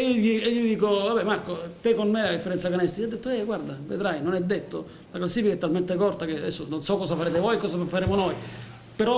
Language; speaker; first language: Italian; native; Italian